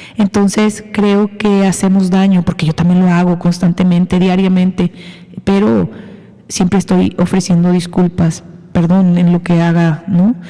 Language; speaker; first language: Spanish; native; Spanish